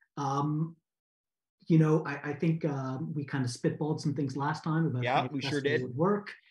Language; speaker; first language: English; native; English